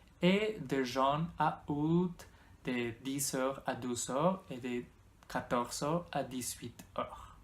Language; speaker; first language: French; non-native, learner; Spanish